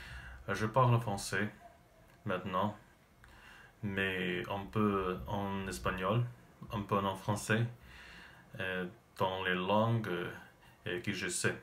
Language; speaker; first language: French; non-native, learner; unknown